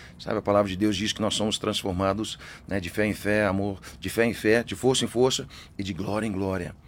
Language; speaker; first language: Portuguese; early bilingual, other home language; English